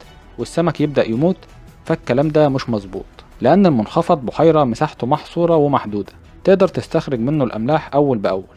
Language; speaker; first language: Arabic; native; Arabic